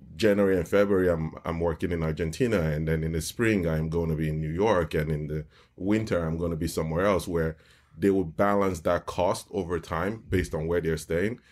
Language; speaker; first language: English; non-native, local second language; Yoruba